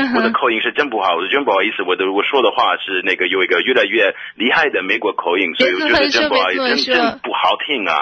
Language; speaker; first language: Chinese; non-native, fluent; English